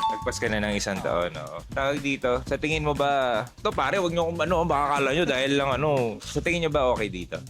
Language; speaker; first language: Filipino; native; Filipino